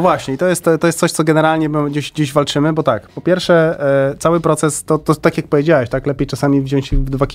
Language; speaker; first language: Polish; native; Polish